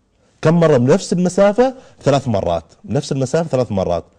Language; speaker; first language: Arabic; native; Arabic